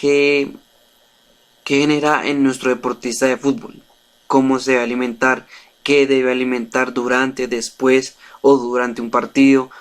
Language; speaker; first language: Spanish; native; Spanish